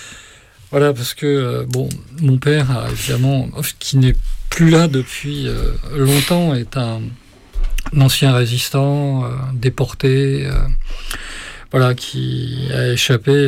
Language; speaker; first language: French; native; French